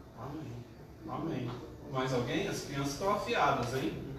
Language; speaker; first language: Portuguese; native; Portuguese